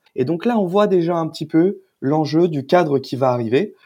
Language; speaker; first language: French; native; French